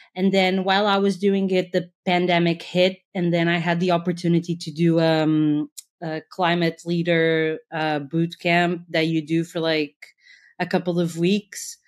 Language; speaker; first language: English; non-native, fluent; Portuguese